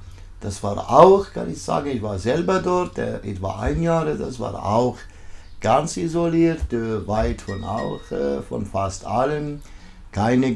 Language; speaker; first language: German; non-native, learner; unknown